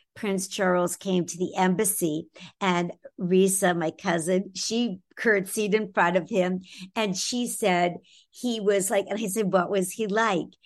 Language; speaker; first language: English; native; English